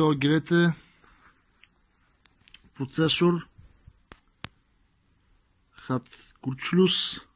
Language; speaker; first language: German; non-native, learner; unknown